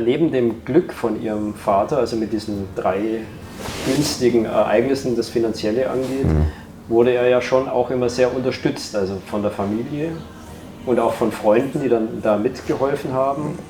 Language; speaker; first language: German; native; German